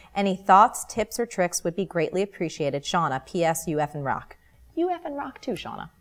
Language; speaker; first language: English; native; English